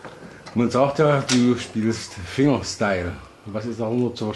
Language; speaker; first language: German; native; German